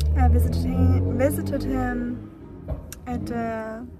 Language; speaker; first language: English; non-native, fluent; German